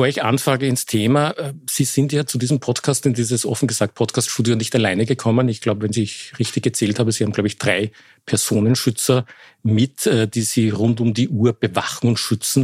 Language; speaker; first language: German; native; German